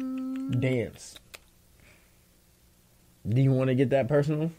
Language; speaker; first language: English; native; English